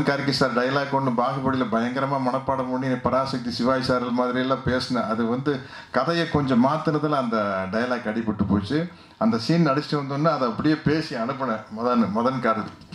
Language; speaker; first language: Tamil; native; Tamil